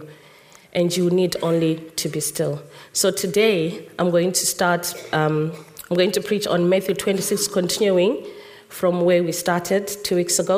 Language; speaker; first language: English; non-native, local second language; Shona